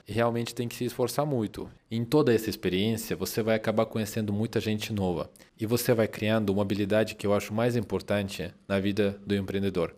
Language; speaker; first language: Portuguese; non-native, fluent; Russian